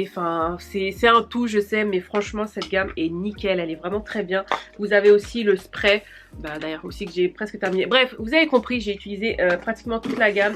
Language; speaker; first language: French; native; French